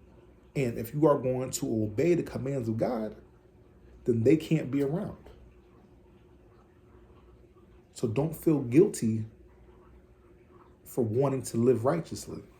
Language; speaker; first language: English; native; English